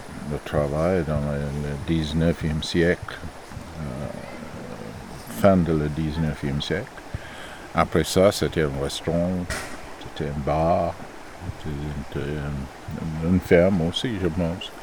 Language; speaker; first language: French; non-native, learner; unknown